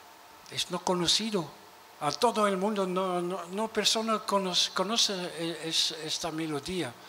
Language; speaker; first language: Spanish; non-native, learner; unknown